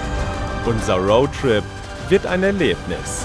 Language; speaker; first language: German; native; German